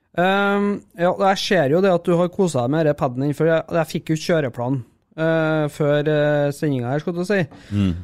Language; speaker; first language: Norwegian; native; Norwegian